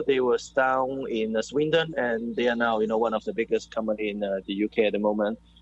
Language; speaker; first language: English; non-native, local second language; Cantonese